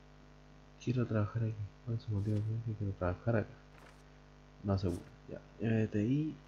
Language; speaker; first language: Spanish; native; Spanish